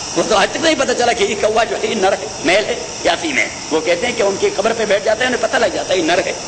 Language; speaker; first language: Urdu; non-native, local second language; Pashto